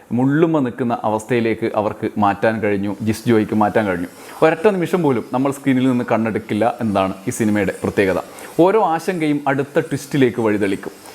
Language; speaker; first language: Malayalam; native; Malayalam